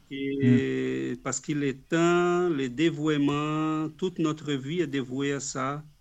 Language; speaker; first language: French; non-native, fluent; Portuguese